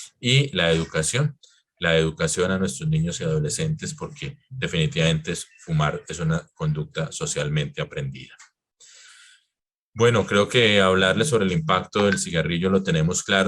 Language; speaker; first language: Spanish; native; Spanish